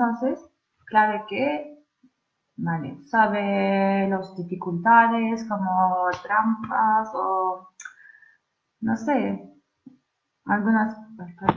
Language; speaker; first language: Spanish; non-native, learner; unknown